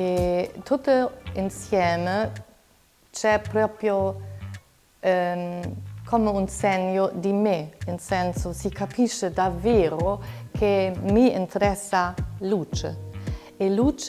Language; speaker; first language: Italian; non-native, fluent; German